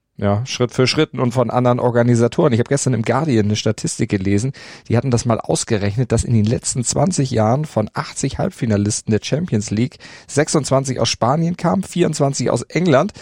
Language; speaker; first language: German; native; German